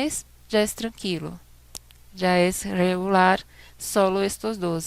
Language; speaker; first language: Spanish; non-native, fluent; Portuguese